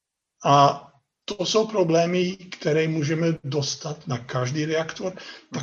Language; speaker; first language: Czech; non-native, fluent; Dutch